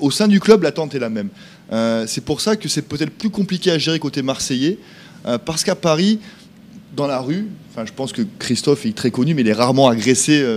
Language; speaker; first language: French; native; French